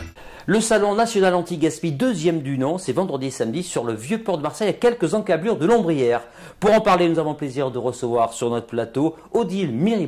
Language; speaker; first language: French; native; French